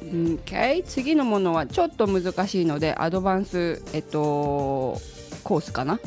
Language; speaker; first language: Japanese; native; Japanese